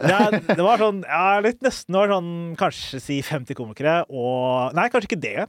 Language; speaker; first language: Norwegian; early bilingual, other home language; Somali